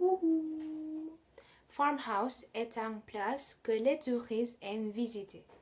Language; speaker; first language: French; non-native, learner; Indonesian